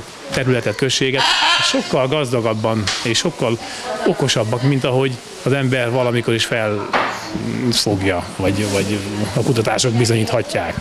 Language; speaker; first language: Hungarian; native; Hungarian